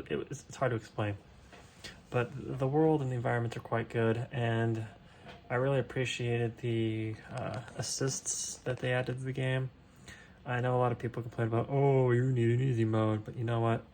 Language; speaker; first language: English; native; English